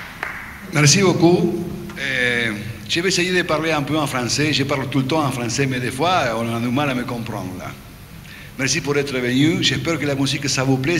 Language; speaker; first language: French; non-native, fluent; Spanish